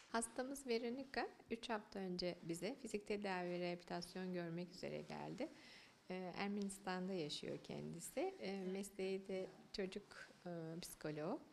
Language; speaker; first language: Turkish; native; Turkish